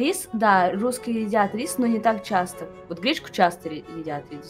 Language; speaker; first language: Russian; native; Russian